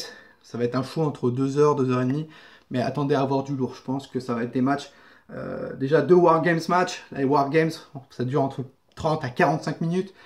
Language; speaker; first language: French; native; French